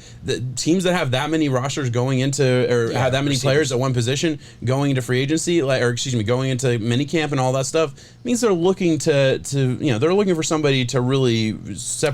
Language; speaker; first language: English; native; English